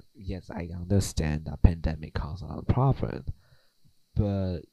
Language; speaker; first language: English; non-native, fluent; Chinese